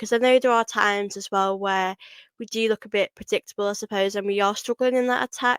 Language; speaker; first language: English; native; English